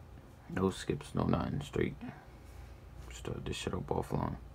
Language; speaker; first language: English; native; English